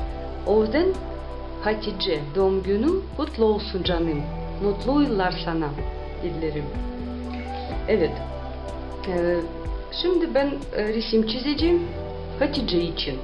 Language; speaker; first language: Turkish; non-native, learner; Russian